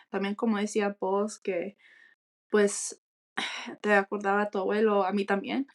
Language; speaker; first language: Spanish; early bilingual, heritage; Spanish